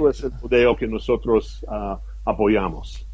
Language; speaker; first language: Spanish; non-native, fluent; English